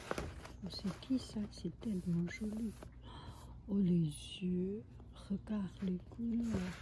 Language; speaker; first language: French; non-native, fluent; Chinese